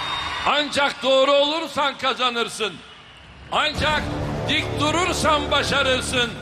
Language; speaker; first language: Turkish; native; Turkish